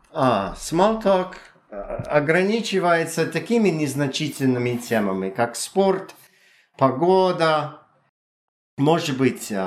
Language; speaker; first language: Russian; non-native, fluent; English